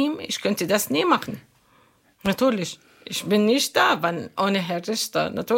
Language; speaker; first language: German; non-native, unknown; Arabic